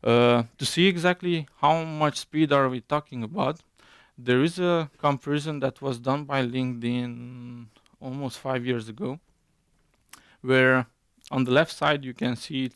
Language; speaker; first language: English; non-native, fluent; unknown